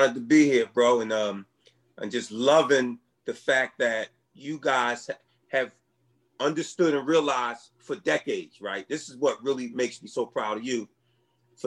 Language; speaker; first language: English; native; English